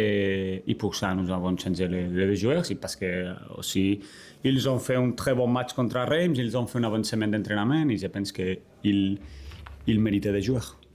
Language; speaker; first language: French; non-native, learner; Spanish